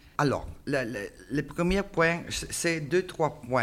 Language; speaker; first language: French; non-native, learner; Italian